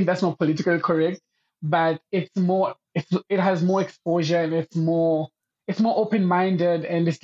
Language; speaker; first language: English; non-native, local second language; Swahili